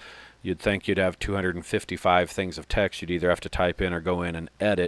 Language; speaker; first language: English; native; English